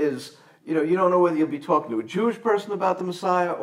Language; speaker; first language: English; native; English